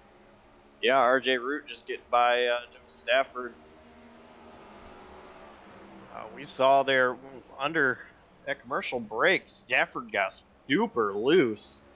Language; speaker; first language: English; native; English